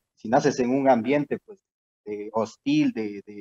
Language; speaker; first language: Spanish; native; Spanish